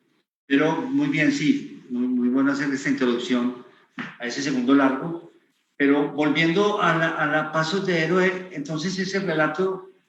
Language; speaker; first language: Spanish; native; Spanish